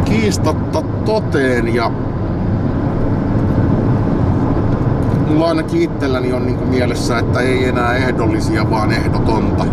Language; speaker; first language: Finnish; native; Finnish